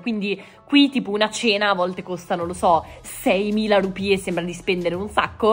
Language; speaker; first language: Italian; native; Italian